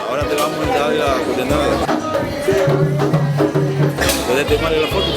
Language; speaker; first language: Spanish; native; Spanish